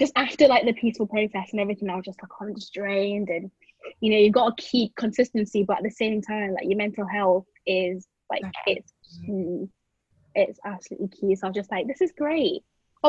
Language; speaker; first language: English; native; English